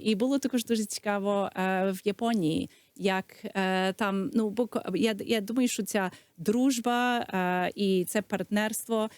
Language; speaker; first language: Ukrainian; early bilingual, heritage; Ukrainian